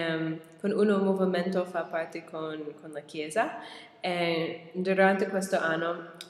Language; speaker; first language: Italian; non-native, learner; English